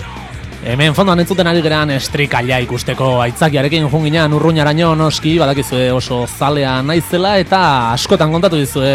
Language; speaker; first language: Basque; native; Basque